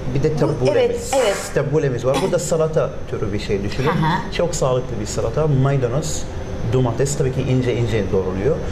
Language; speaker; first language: Turkish; non-native, fluent; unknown